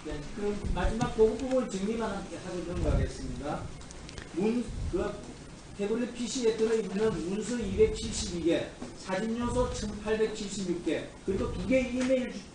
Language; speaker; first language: Korean; native; Korean